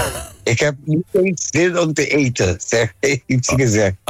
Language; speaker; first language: Dutch; non-native, local second language; Papiamento